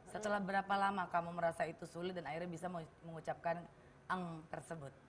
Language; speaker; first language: Indonesian; native; Indonesian